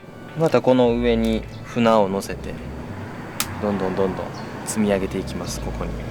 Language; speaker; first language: Japanese; native; Japanese